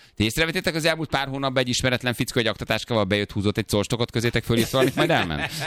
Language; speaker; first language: Hungarian; native; Hungarian